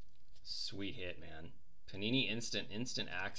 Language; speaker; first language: English; native; English